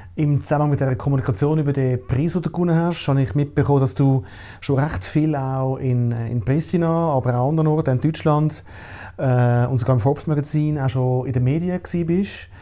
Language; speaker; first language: German; native; German